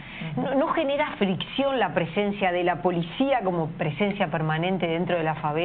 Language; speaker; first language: Spanish; native; Spanish